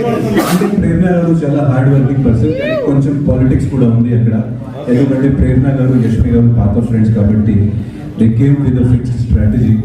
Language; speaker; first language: Telugu; non-native, fluent; Hindi